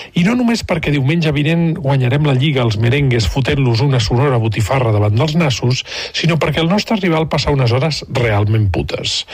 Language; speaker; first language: Catalan; native; Catalan